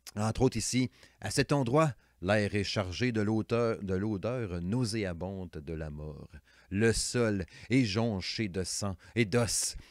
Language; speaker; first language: French; native; French